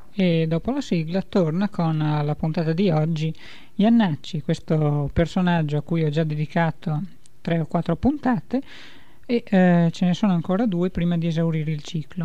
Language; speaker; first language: Italian; native; Italian